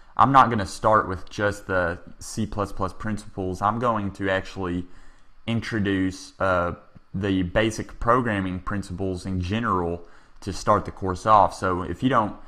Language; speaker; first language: English; native; English